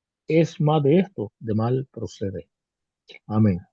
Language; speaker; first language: Spanish; native; Spanish